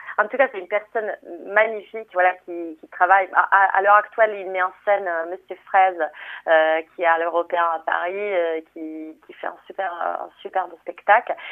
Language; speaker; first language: French; non-native, fluent; Italian